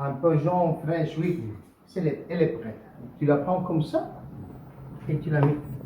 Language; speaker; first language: French; non-native, fluent; Italian